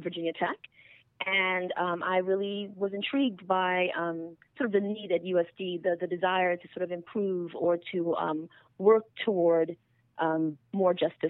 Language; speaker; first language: English; native; English